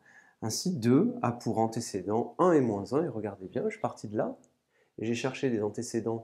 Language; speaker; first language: French; native; French